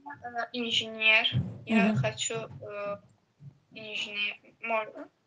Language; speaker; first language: Russian; non-native, learner; Azerbaijani